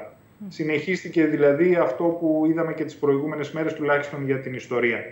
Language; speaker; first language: Greek; native; Greek